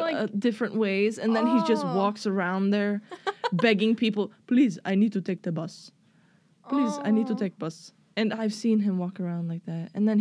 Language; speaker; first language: English; non-native, fluent; Swedish